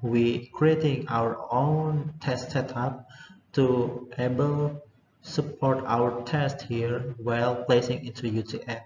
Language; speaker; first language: English; non-native, learner; Indonesian